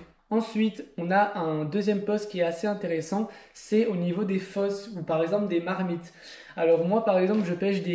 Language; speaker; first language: French; native; French